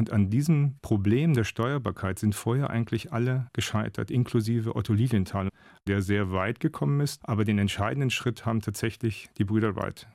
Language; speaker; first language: German; native; German